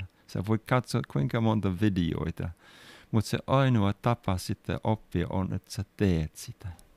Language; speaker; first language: Finnish; non-native, fluent; English